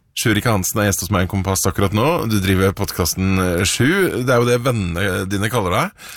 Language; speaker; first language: Norwegian; native; Norwegian